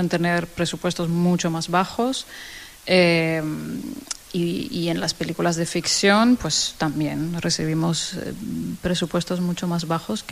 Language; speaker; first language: Spanish; non-native, fluent; Danish